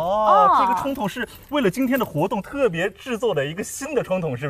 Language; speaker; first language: Chinese; native; Chinese